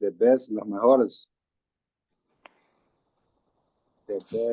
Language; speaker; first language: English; non-native, learner; Spanish